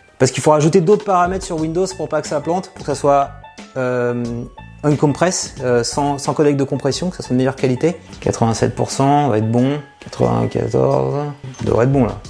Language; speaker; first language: French; native; French